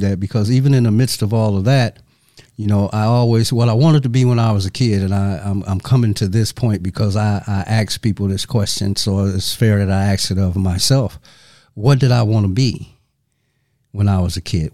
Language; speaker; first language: English; native; English